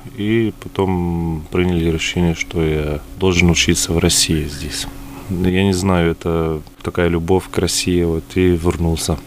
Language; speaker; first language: Russian; early bilingual, other home language; Arabic